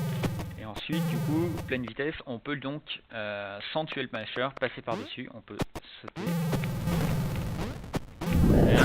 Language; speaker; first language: French; native; French